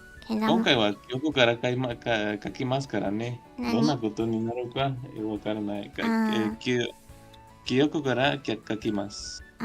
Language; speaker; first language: Japanese; non-native, learner; Spanish